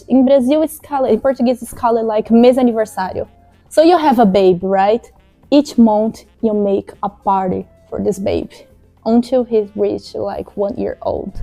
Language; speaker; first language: English; non-native, fluent; Portuguese